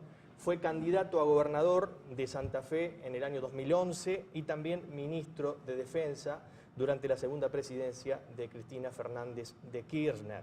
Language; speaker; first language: Spanish; native; Spanish